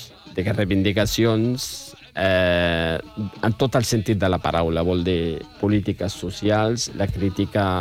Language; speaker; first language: Catalan; non-native, fluent; Riffian